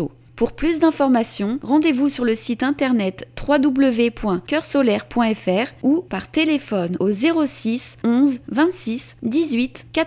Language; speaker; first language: French; native; French